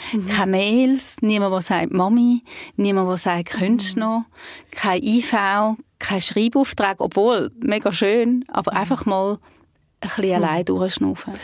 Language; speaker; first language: German; native; German